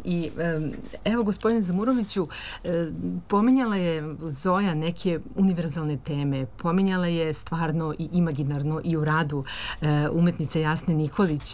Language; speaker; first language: Serbian; native; Serbian